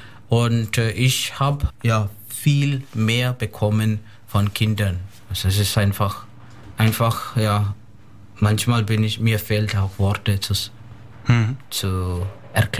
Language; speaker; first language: German; non-native, fluent; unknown